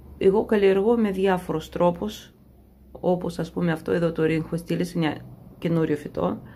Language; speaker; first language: Greek; non-native, fluent; Russian